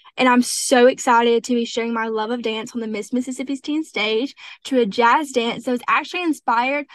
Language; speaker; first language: English; native; English